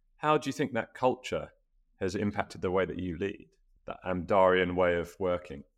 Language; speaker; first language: English; native; English